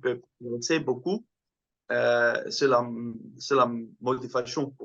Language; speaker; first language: French; non-native, fluent; Dutch